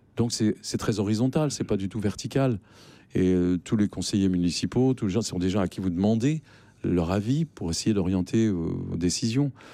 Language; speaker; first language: French; native; French